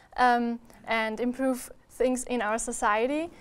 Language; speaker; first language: English; non-native, fluent; German